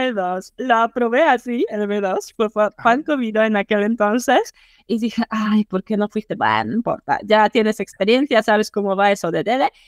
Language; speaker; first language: Spanish; non-native, fluent; Polish